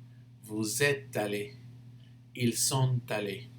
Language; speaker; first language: French; non-native, fluent; English